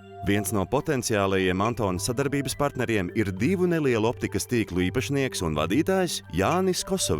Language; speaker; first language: Latvian; native; Latvian